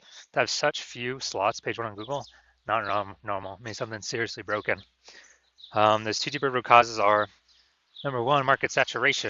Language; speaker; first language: English; native; English